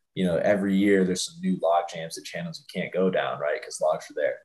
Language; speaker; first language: English; native; English